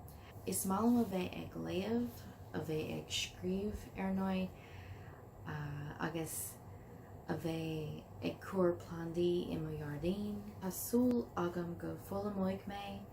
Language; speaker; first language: Irish; non-native, learner; English